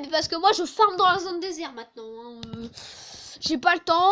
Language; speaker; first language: French; native; French